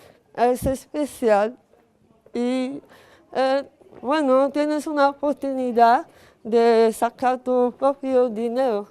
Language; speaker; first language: Spanish; non-native, fluent; Arabic